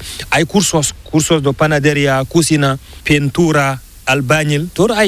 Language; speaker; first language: Spanish; non-native, learner; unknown